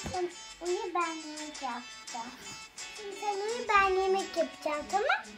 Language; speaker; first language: Turkish; early bilingual, other home language; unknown